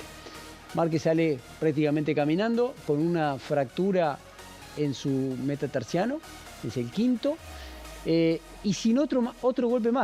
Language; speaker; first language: Spanish; native; Spanish